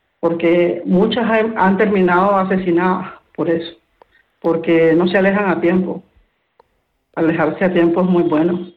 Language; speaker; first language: Spanish; native; Spanish